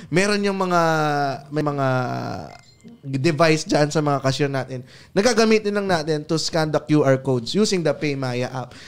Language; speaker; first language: Filipino; native; Filipino